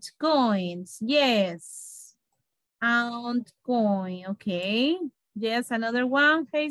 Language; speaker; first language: English; non-native, learner; Spanish